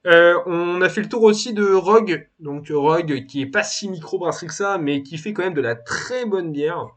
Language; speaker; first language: French; native; French